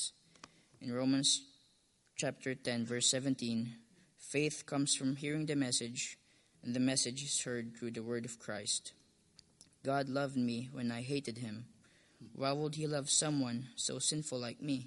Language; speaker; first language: English; non-native, local second language; Filipino